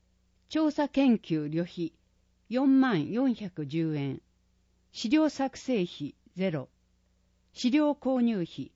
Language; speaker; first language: Japanese; native; Japanese